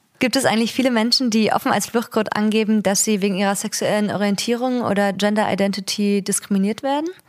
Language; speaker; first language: German; native; German